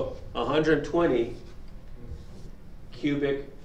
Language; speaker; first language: English; native; English